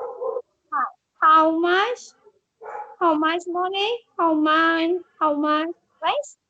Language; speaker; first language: English; non-native, learner; Spanish